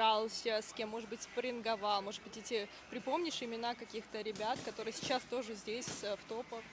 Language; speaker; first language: Russian; native; Russian